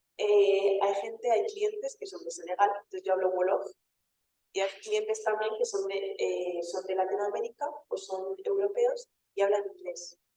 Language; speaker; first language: Spanish; early bilingual, other home language; Wolof